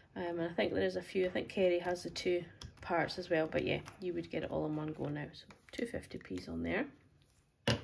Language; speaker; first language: English; native; English